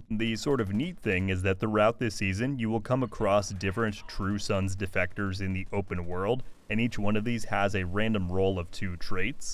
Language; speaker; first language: English; native; English